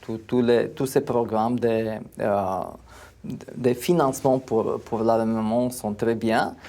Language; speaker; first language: French; non-native, fluent; Romanian